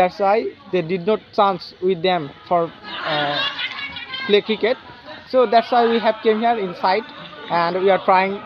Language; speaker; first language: English; non-native, learner; Bangla